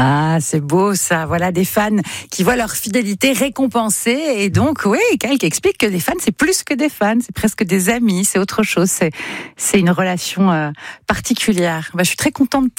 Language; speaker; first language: French; native; French